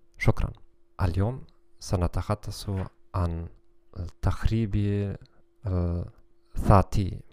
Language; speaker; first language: Arabic; non-native, learner; German